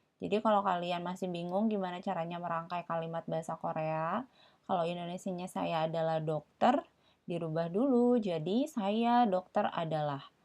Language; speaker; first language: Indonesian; native; Indonesian